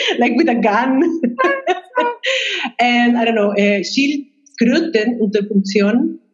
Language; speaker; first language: English; non-native, fluent; Spanish